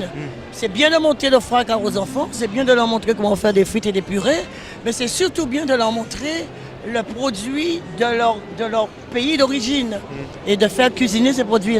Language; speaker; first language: French; native; French